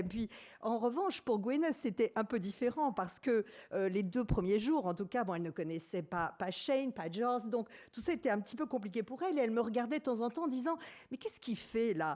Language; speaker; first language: French; native; French